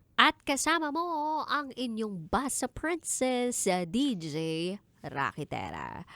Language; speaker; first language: Filipino; native; Filipino